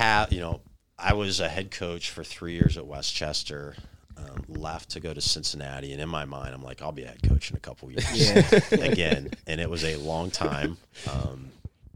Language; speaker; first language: English; native; English